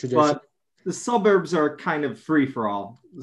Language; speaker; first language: English; native; English